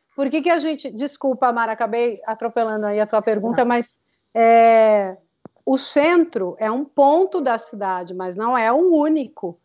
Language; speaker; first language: Portuguese; native; Portuguese